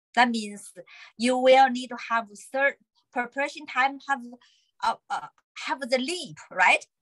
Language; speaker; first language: English; non-native, fluent; Chinese